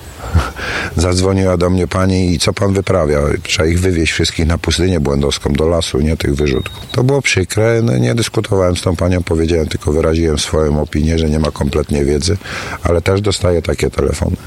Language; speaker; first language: Polish; native; Polish